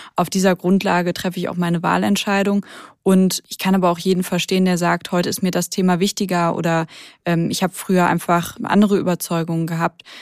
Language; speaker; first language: German; native; German